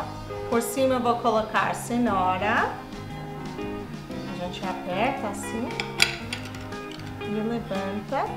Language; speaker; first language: Portuguese; non-native, fluent; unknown